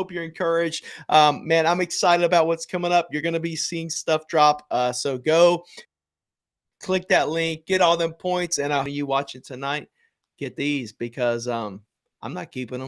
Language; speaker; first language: English; native; English